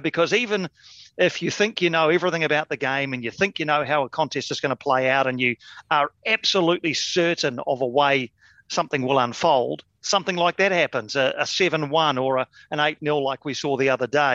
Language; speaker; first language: English; native; English